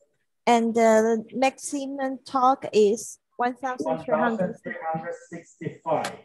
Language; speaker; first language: English; non-native, fluent; French